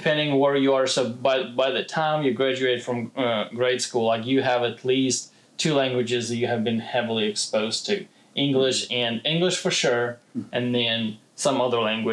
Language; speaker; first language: English; non-native, fluent; Ukrainian